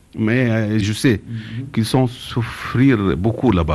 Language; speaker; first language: French; non-native, learner; Arabic